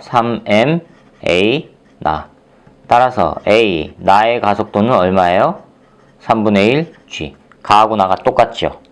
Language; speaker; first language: Korean; native; Korean